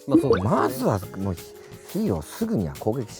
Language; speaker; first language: Japanese; native; Japanese